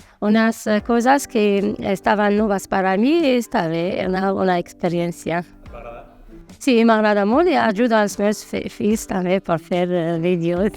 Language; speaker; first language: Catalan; non-native, learner; Spanish